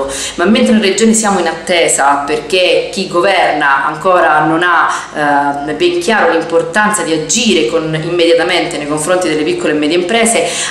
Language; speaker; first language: Italian; native; Italian